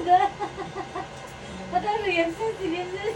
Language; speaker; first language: Russian; non-native, local second language; Bashkir